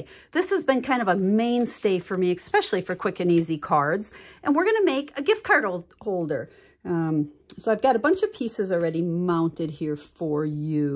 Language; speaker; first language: English; native; English